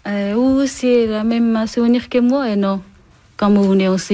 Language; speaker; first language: French; non-native, learner; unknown